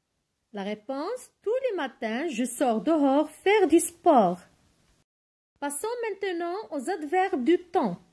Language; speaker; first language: French; non-native, local second language; Arabic